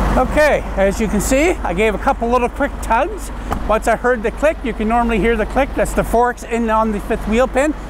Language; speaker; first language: English; native; English